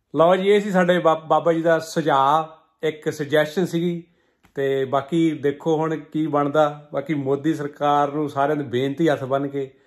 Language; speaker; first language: Punjabi; early bilingual, heritage; Punjabi